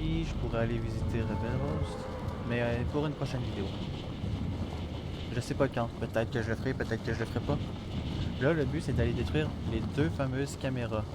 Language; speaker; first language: French; native; French